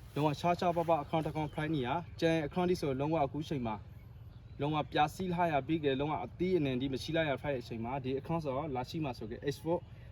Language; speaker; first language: Burmese; native; Burmese